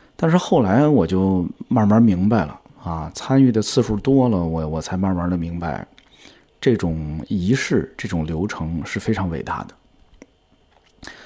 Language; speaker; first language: Chinese; native; Chinese